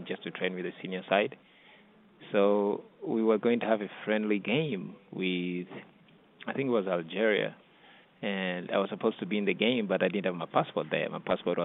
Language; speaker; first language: English; non-native, local second language; Ganda